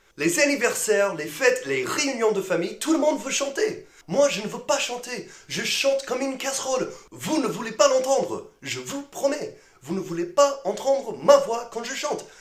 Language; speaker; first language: French; non-native, fluent; English